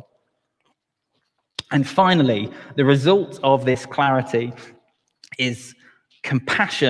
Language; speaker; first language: English; native; English